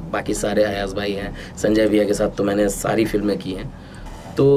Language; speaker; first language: Hindi; native; Hindi